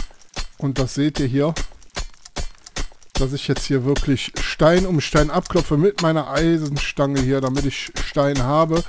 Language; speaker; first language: German; native; German